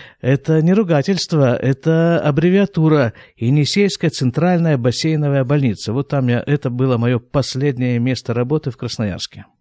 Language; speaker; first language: Russian; native; Russian